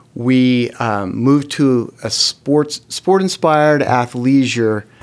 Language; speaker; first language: English; native; English